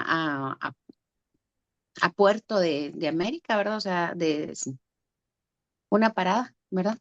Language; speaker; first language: Spanish; native; Spanish